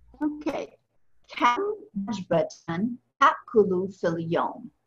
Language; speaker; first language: Arabic; non-native, fluent; English